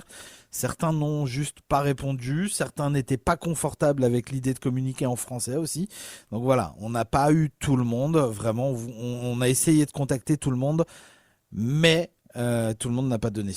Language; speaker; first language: French; native; French